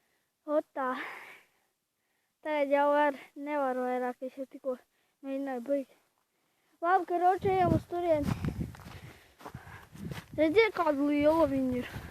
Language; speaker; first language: Latvian; non-native, local second language; Russian